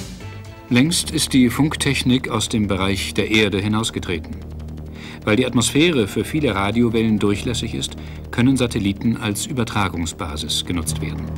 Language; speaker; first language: German; native; German